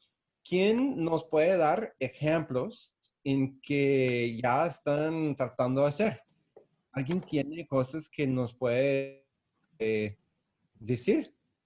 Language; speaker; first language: Spanish; non-native, fluent; English